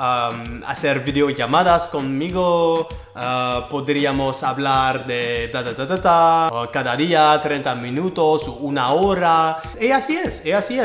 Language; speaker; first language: Spanish; non-native, learner; French